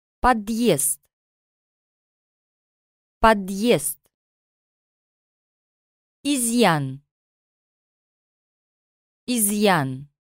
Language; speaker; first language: Russian; non-native, learner; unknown